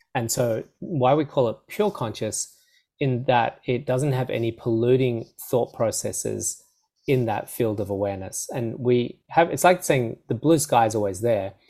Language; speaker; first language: English; native; English